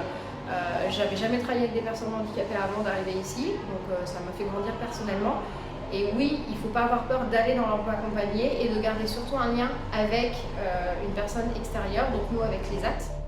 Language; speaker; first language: French; native; French